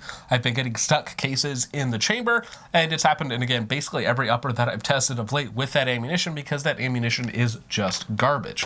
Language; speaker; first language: English; native; English